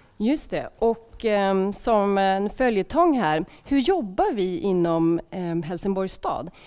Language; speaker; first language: Swedish; native; Swedish